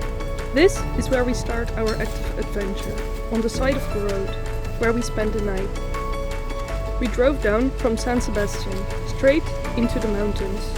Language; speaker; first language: English; non-native, fluent; Dutch